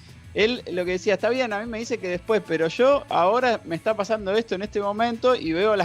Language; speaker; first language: Spanish; native; Spanish